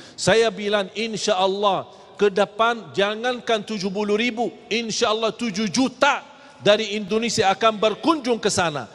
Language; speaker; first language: Malay; non-native, fluent; Arabic